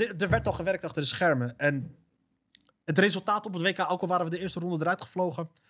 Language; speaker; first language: Dutch; early bilingual, other home language; Arabic